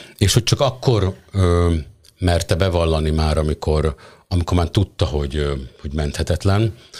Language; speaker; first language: Hungarian; native; Hungarian